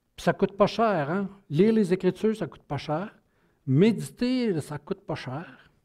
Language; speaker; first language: French; native; French